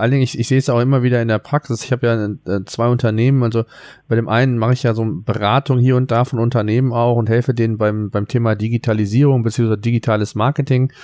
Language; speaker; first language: German; native; German